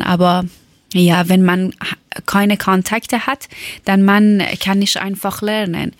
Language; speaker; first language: German; non-native, learner; Persian